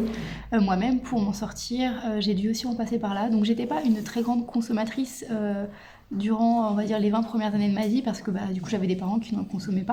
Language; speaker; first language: French; native; French